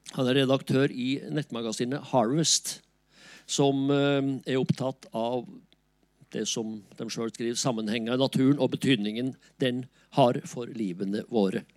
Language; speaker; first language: Norwegian; native; Norwegian